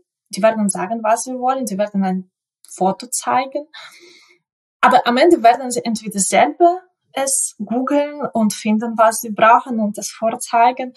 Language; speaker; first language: German; non-native, fluent; Ukrainian